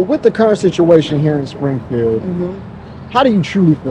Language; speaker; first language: English; native; English